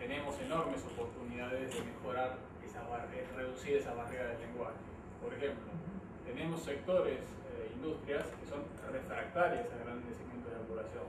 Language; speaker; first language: Spanish; native; Spanish